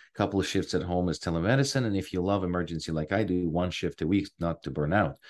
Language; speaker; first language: English; non-native, fluent; Ukrainian